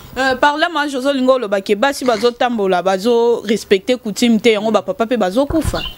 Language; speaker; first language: Lingala; non-native, local second language; Luba-Lulua